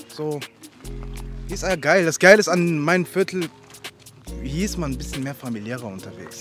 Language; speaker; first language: German; early bilingual, other home language; Persian